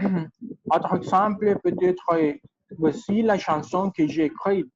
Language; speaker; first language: French; non-native, learner; Spanish